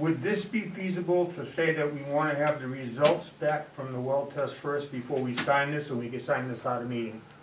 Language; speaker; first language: English; native; English